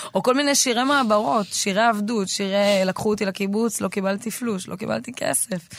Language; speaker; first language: Hebrew; native; Hebrew